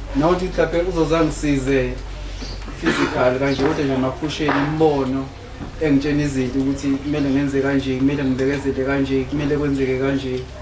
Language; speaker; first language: Zulu; native; Zulu